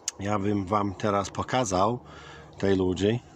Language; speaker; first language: Polish; early bilingual, heritage; English